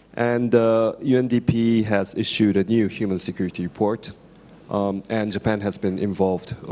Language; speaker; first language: English; non-native, fluent; Japanese